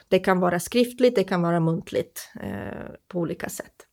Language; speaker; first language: Swedish; non-native, fluent; Croatian